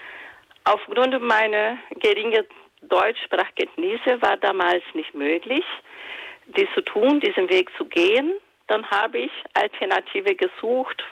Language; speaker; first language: German; non-native, fluent; Portuguese